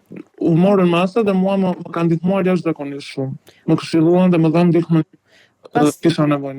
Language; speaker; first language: Albanian; native; Albanian